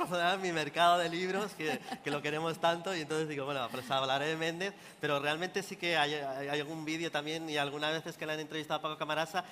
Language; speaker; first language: Spanish; native; Spanish